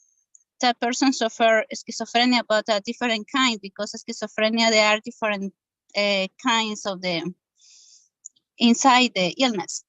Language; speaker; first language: English; non-native, learner; Spanish